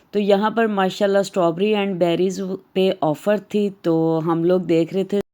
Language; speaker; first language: Urdu; native; Urdu